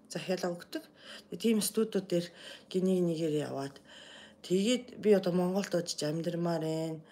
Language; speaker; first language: Mongolian; non-native, fluent; Japanese